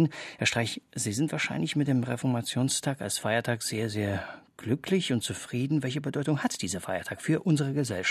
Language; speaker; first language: German; native; German